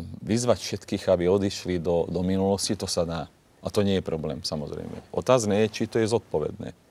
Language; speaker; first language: Slovak; non-native, local second language; Hungarian